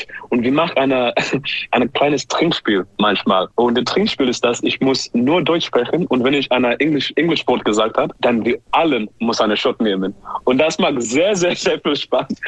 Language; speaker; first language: German; non-native, learner; English